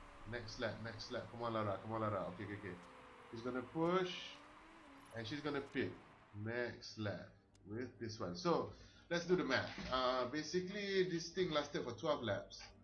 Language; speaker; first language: English; non-native, local second language; Malay